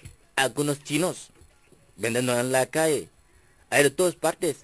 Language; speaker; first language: Spanish; non-native, fluent; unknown